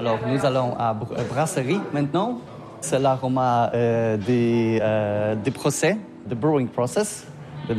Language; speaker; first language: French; non-native, learner; Polish